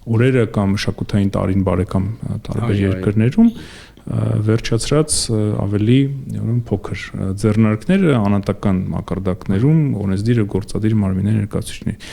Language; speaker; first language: Armenian; native; Armenian